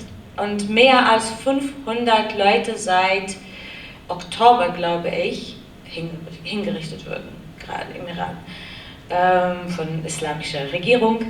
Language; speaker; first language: German; non-native, learner; Kurdish